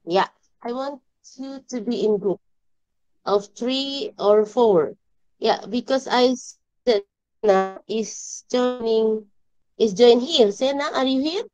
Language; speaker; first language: English; non-native, learner; Indonesian